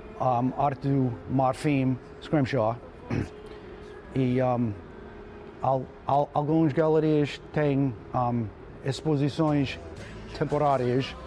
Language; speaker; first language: Portuguese; non-native, learner; English